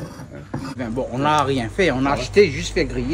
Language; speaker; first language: French; non-native, local second language; Réunion Creole French